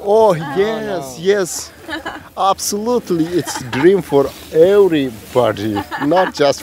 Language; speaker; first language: English; non-native, learner; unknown